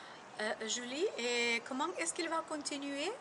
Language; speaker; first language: French; non-native, learner; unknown